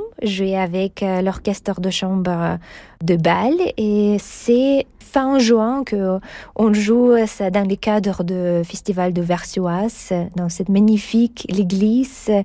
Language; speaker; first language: French; non-native, fluent; Russian